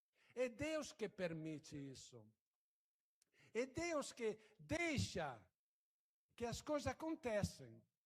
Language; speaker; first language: Portuguese; non-native, fluent; Italian